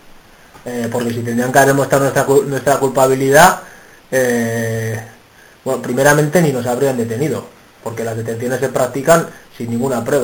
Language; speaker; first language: Spanish; native; Spanish